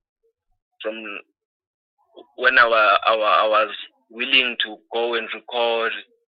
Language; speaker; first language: English; non-native, local second language; Swati